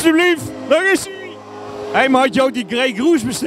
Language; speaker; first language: Dutch; native; Dutch